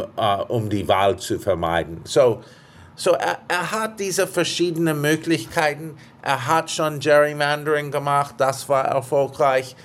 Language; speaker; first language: German; non-native, fluent; English